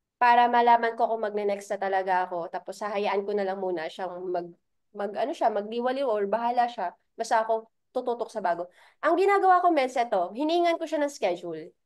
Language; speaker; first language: Filipino; native; Filipino